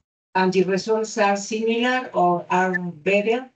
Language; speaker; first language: English; non-native, learner; Spanish